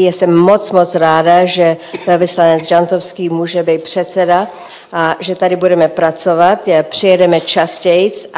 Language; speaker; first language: Czech; early bilingual, heritage; Czech